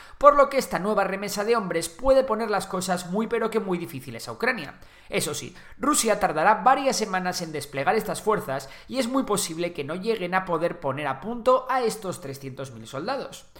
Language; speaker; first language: Spanish; native; Spanish